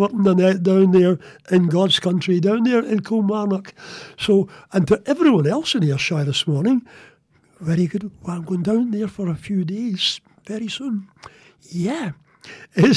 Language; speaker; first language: English; native; English